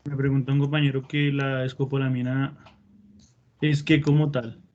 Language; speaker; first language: Spanish; native; Spanish